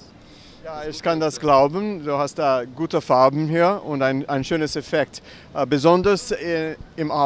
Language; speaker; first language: German; non-native, learner; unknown